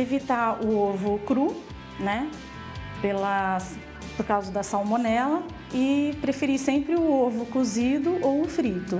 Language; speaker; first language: Portuguese; native; Portuguese